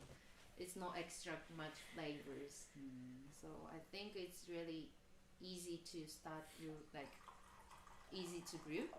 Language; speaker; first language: English; non-native, fluent; Japanese